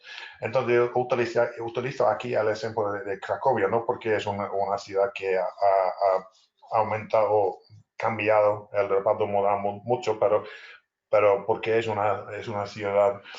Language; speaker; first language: Spanish; non-native, fluent; English